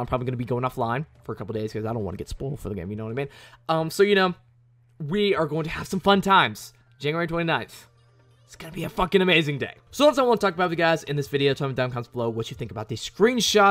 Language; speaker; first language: English; native; English